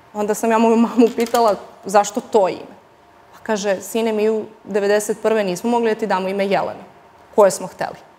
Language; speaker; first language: Serbian; native; Serbian